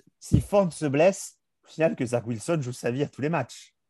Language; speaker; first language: French; native; French